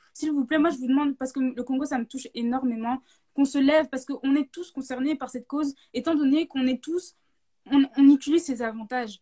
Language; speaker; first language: French; native; French